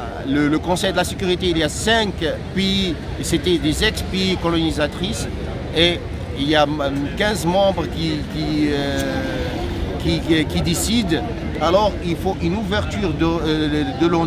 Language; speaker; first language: French; non-native, local second language; Arabic